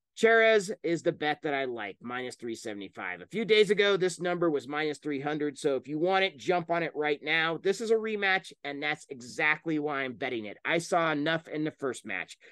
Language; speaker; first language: English; native; English